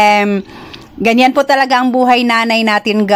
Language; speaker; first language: Filipino; non-native, local second language; Cebuano